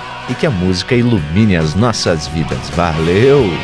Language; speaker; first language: Portuguese; native; Portuguese